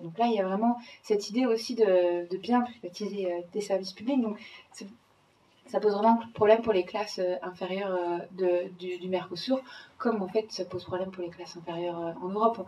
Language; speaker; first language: French; native; French